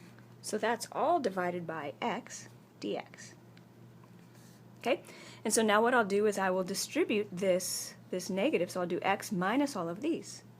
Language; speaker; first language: English; native; English